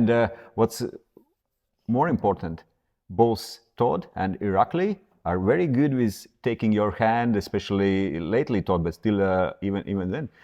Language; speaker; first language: English; non-native, fluent; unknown